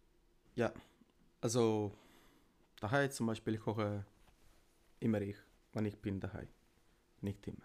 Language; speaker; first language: German; non-native, learner; Italian